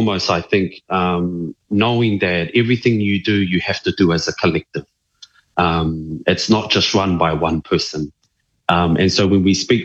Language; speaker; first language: English; native; English